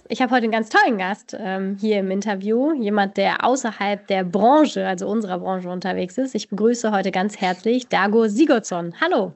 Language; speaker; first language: German; native; German